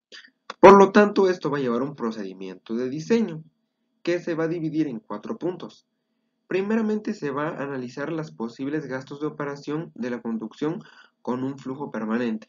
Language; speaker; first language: Spanish; native; Spanish